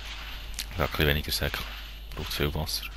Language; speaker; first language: German; native; German